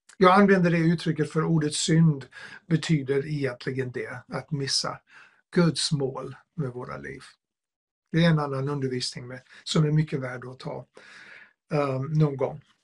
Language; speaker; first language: Swedish; non-native, fluent; English